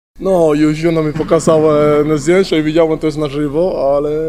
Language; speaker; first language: Polish; non-native, learner; Spanish